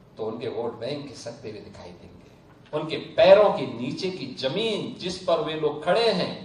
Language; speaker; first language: Hindi; native; Hindi